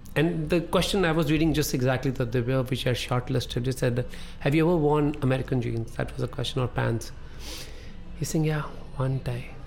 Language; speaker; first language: English; non-native, local second language; Punjabi